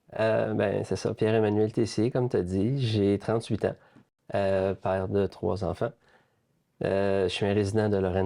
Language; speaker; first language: French; native; French